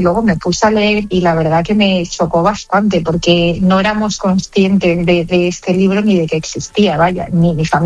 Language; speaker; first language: Spanish; native; Spanish